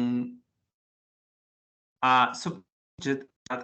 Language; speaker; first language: English; non-native, learner; Spanish